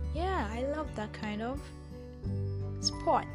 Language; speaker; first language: English; non-native, local second language; Yoruba